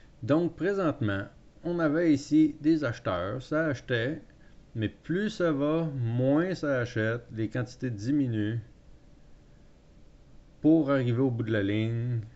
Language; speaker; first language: French; native; French